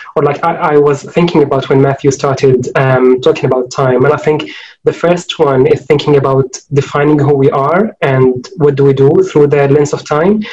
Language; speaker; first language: English; non-native, fluent; Arabic